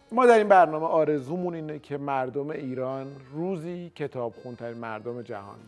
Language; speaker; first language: Persian; native; Persian